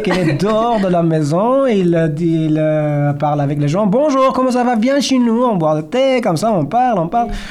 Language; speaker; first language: French; non-native, learner; Persian